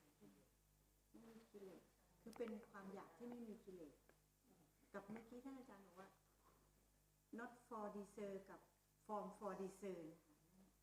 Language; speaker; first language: Thai; native; Thai